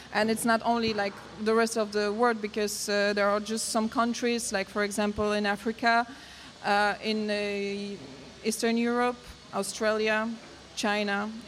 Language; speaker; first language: English; non-native, learner; Polish